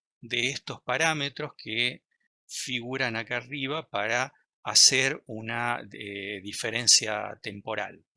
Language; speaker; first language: Spanish; native; Spanish